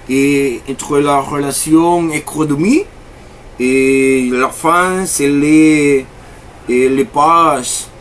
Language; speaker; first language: French; non-native, learner; Spanish